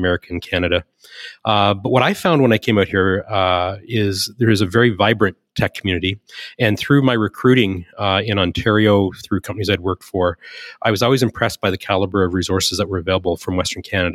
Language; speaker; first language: English; native; English